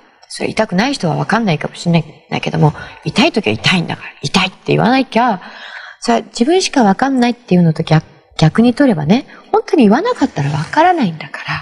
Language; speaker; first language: Japanese; native; Japanese